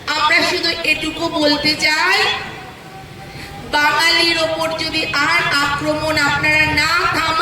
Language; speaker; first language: Bangla; native; Bangla